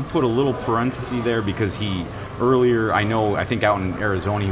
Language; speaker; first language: English; native; English